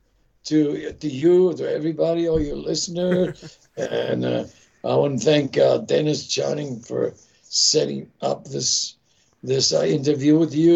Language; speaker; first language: English; non-native, fluent; Italian